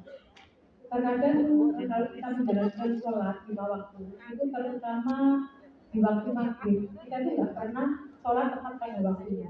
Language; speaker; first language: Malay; non-native, local second language; Javanese